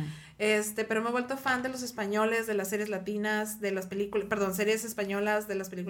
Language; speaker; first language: Spanish; native; Spanish